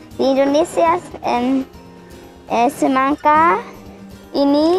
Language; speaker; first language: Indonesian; early bilingual, heritage; German